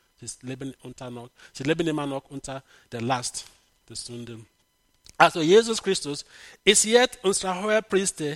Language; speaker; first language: German; non-native, fluent; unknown